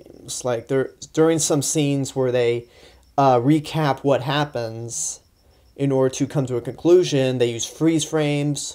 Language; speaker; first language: English; native; English